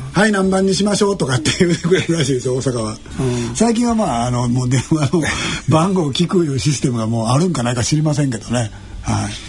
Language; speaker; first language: Japanese; native; Japanese